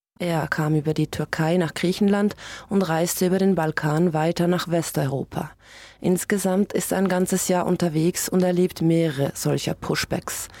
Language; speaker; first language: German; native; German